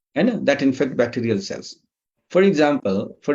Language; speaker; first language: English; non-native, local second language; Nepali